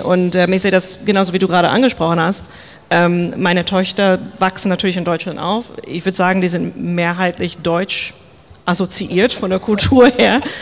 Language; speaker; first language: German; non-native, fluent; English